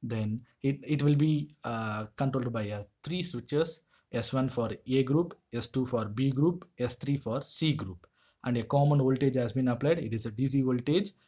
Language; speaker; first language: English; non-native, local second language; Tamil